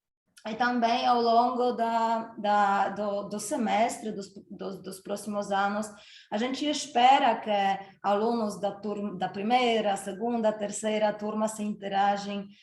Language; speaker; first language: Portuguese; non-native, fluent; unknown